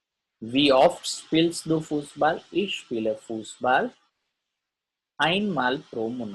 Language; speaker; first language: German; non-native, learner; Gujarati